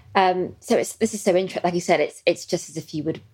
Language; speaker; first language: English; native; English